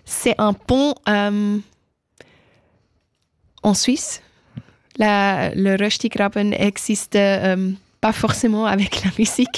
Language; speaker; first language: French; non-native, local second language; German